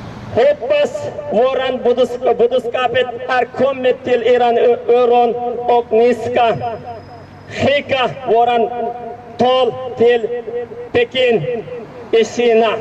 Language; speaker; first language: Swedish; non-native, learner; Uyghur